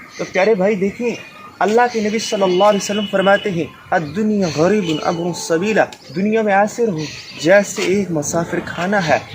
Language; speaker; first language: Urdu; non-native, local second language; Kashmiri